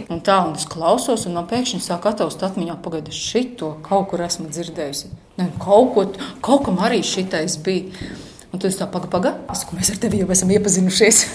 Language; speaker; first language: Latvian; native; Latvian